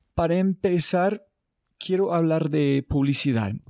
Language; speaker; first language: Spanish; non-native, learner; English